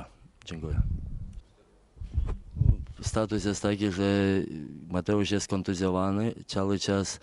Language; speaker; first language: Polish; non-native, fluent; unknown